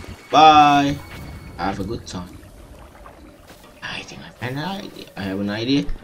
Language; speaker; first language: English; non-native, learner; Indonesian